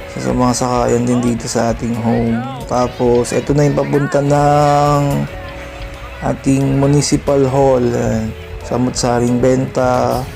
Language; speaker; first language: Filipino; non-native, local second language; Pangasinan